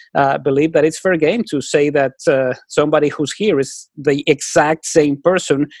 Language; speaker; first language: English; non-native, fluent; Spanish